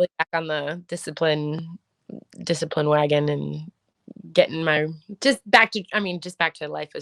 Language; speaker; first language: English; native; English